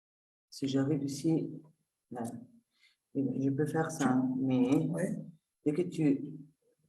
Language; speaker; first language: French; non-native, fluent; Italian